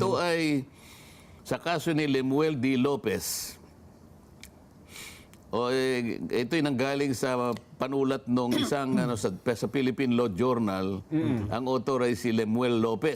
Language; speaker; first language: Filipino; native; Filipino